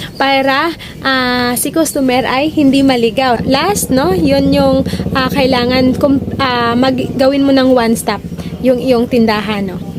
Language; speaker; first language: Filipino; non-native, local second language; Hiligaynon